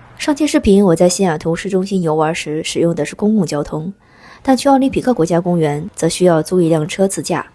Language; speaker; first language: Chinese; native; Chinese